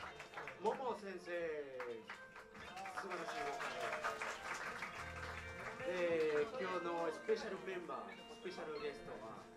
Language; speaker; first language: Japanese; non-native, fluent; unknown